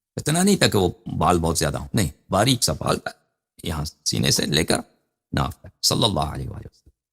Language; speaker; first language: Urdu; non-native, fluent; Persian